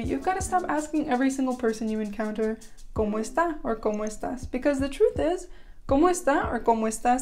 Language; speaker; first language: Spanish; non-native, fluent; English